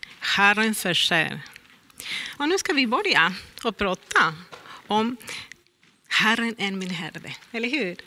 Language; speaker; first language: Swedish; non-native, learner; Spanish